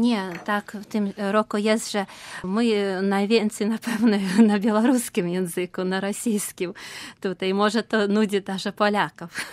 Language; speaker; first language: Polish; non-native, learner; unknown